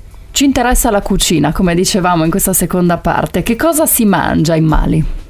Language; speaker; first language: Italian; native; Italian